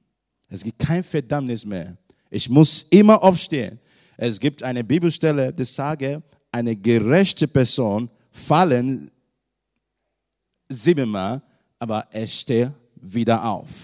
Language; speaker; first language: German; non-native, learner; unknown